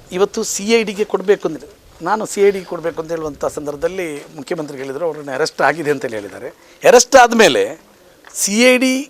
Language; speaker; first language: Kannada; native; Kannada